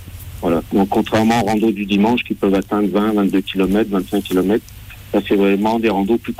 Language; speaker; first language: French; native; French